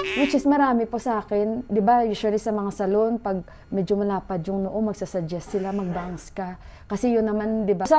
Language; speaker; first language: Filipino; native; Filipino